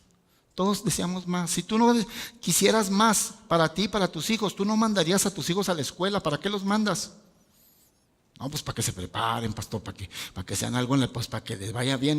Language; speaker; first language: Spanish; native; Spanish